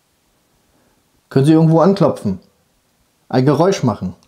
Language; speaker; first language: German; native; German